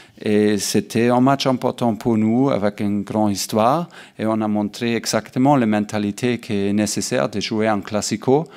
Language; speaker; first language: French; non-native, learner; German